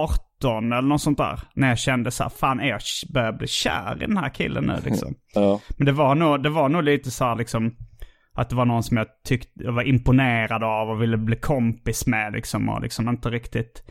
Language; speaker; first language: Swedish; native; Swedish